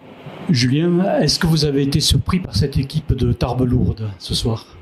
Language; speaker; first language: French; native; French